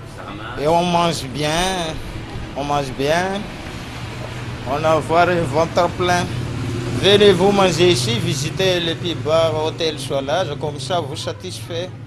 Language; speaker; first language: French; non-native, local second language; Malagasy